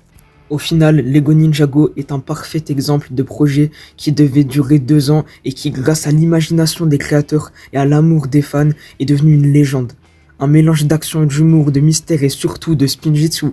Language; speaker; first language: French; native; French